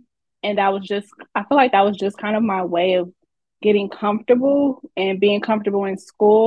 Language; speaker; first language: English; native; English